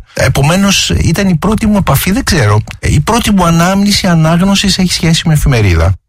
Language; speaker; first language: Greek; native; Greek